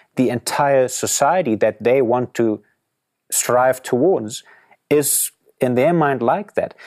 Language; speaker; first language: English; non-native, fluent; German